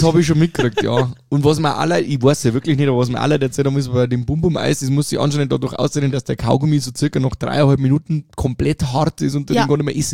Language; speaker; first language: German; native; German